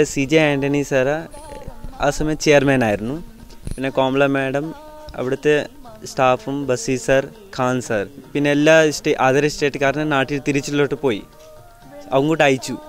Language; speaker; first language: Malayalam; early bilingual, other home language; Hindi